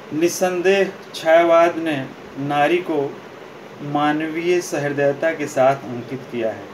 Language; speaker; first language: Hindi; native; Hindi